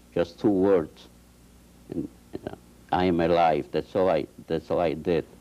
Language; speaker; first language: English; non-native, fluent; Polish